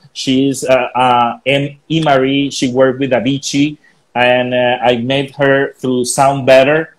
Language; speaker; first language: English; non-native, fluent; Spanish